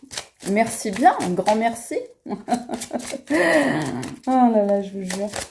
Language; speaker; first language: French; native; French